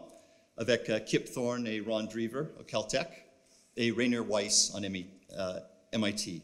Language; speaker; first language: French; non-native, fluent; English